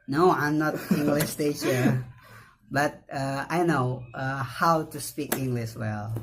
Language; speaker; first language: English; non-native, learner; Indonesian